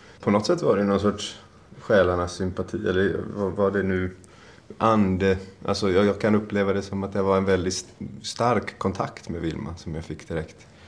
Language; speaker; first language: Swedish; native; Swedish